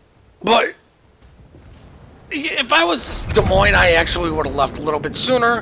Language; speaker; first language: English; native; English